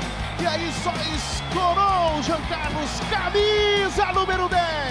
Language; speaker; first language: Portuguese; native; Portuguese